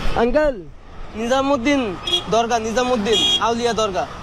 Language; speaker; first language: Hindi; non-native, learner; Bangla